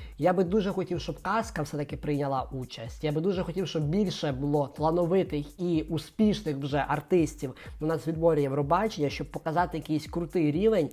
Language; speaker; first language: Ukrainian; non-native, local second language; Russian